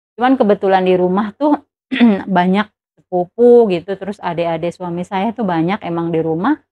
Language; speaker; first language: Indonesian; non-native, local second language; Sundanese